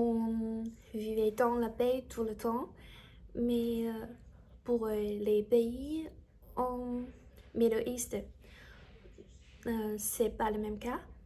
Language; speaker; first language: French; non-native, learner; Chinese